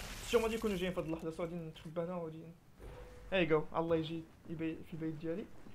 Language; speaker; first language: French; non-native, local second language; Arabic